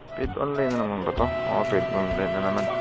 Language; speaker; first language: Filipino; native; Filipino